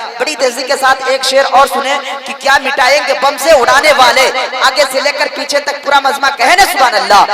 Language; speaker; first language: Urdu; native; Urdu